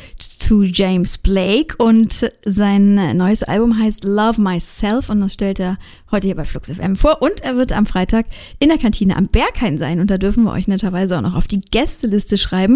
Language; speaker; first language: German; native; German